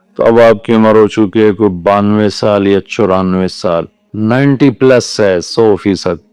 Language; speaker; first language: Urdu; non-native, local second language; Punjabi